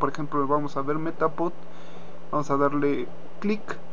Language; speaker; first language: Spanish; native; Spanish